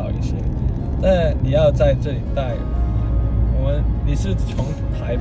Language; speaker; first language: Chinese; non-native, fluent; Cantonese